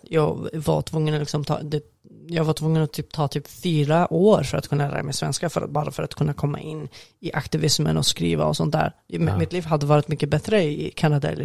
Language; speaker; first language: Swedish; non-native, fluent; Arabic